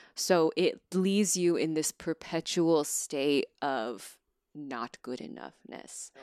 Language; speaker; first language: English; early bilingual, other home language; Chinese